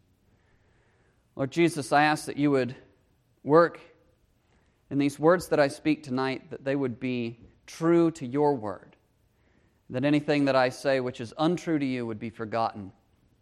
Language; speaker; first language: English; native; English